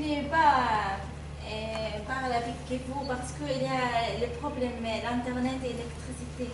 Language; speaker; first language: French; non-native, learner; Arabic